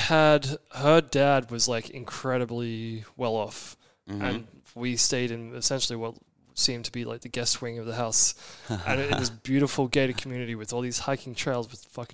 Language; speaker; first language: English; native; English